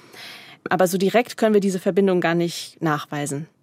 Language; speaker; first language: German; native; German